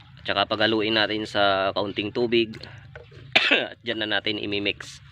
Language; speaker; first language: Filipino; non-native, local second language; Hiligaynon